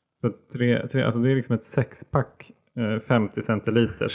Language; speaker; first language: Swedish; native; Swedish